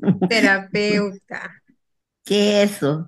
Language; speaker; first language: Spanish; non-native, learner; English